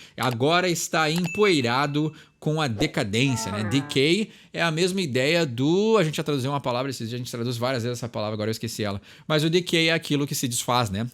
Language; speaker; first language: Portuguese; native; Portuguese